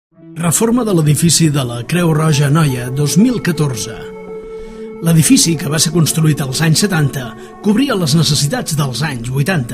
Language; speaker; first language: Catalan; native; Catalan